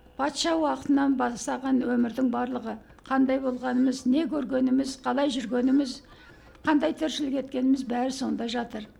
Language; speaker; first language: Kazakh; native; Kazakh